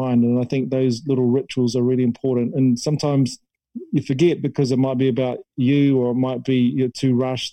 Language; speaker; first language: English; native; English